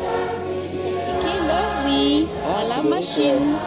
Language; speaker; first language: French; non-native, local second language; Malagasy